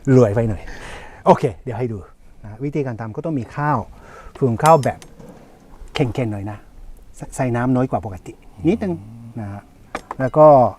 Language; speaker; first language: Thai; native; Thai